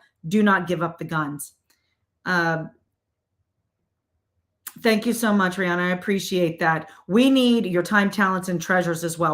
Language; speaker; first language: English; native; English